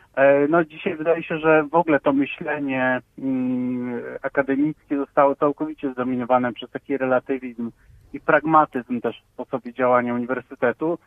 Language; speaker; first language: Polish; native; Polish